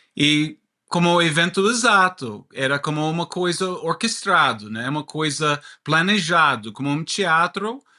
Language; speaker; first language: Portuguese; non-native, learner; English